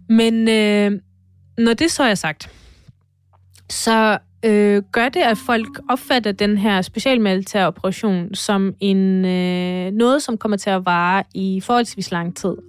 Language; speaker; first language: Danish; non-native, fluent; Russian